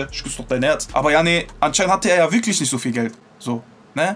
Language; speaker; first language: German; native; German